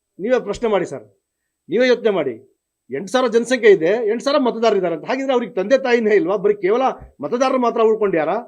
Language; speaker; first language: Kannada; non-native, local second language; Lambadi